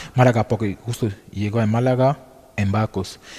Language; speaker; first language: Spanish; non-native, fluent; French